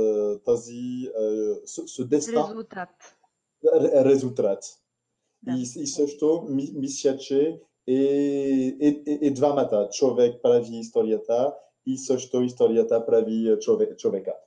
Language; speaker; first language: Bulgarian; non-native, learner; French